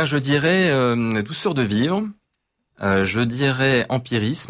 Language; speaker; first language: French; native; French